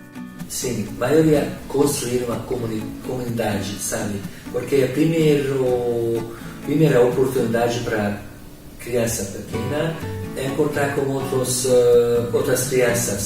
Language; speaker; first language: Portuguese; non-native, learner; Hungarian